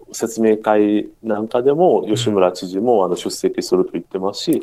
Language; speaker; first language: Japanese; native; Japanese